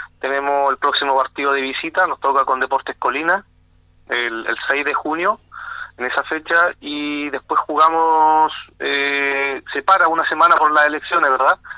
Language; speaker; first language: Spanish; native; Spanish